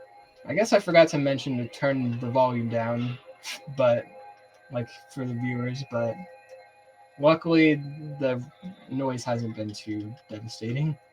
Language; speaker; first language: English; native; English